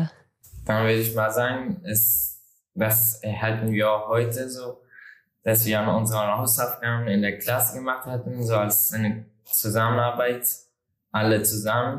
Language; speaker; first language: German; non-native, learner; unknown